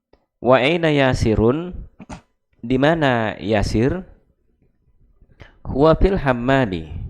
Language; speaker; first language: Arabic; non-native, fluent; Indonesian